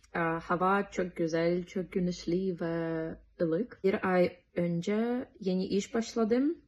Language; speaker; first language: Turkish; non-native, learner; Ukrainian